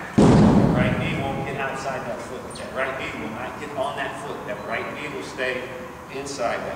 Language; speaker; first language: English; native; English